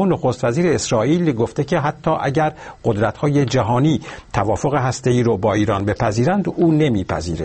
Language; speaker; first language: Persian; native; Persian